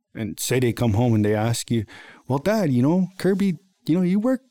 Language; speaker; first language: English; native; English